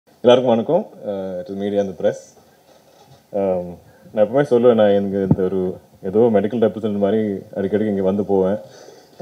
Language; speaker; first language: Tamil; non-native, local second language; Malayalam